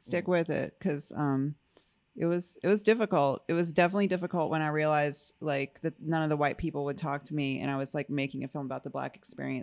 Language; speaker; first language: English; native; English